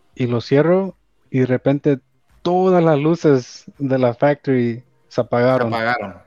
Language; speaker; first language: Spanish; early bilingual, heritage; Spanish